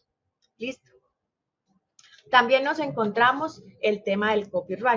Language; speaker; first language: Spanish; native; Spanish